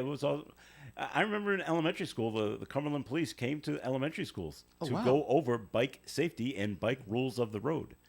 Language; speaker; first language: English; native; English